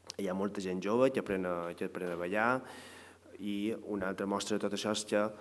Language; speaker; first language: Catalan; native; Catalan